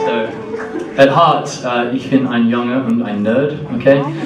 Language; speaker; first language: German; non-native, learner; English